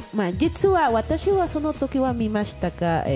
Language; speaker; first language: Japanese; non-native, learner; Spanish